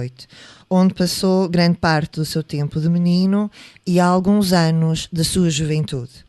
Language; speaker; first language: Portuguese; native; Portuguese